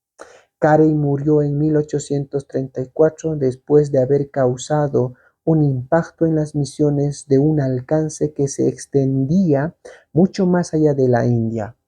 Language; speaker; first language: Spanish; native; Spanish